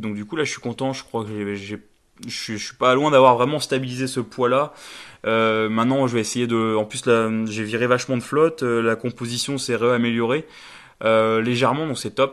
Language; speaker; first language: French; native; French